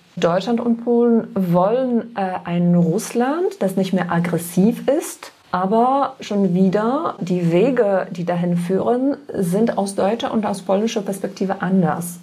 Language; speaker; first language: German; non-native, fluent; Polish